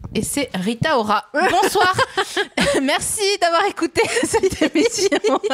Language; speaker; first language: French; native; French